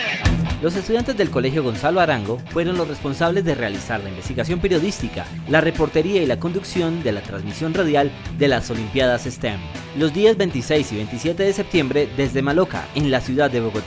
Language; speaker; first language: Spanish; native; Spanish